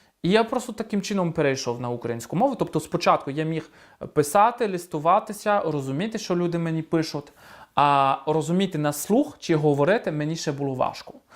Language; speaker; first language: Ukrainian; non-native, fluent; French